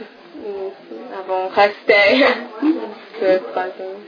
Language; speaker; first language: French; non-native, learner; English